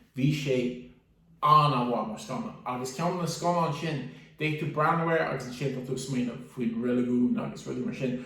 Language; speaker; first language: Irish; native; Irish